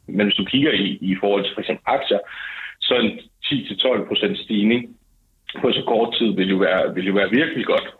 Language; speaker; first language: Danish; native; Danish